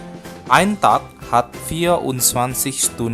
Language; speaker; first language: German; non-native, fluent; Indonesian